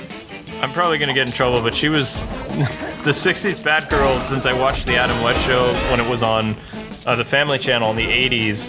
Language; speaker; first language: English; native; English